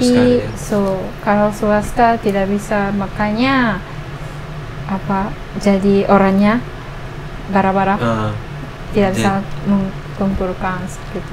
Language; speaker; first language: Indonesian; non-native, learner; Japanese